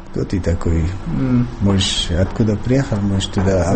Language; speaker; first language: Russian; non-native, fluent; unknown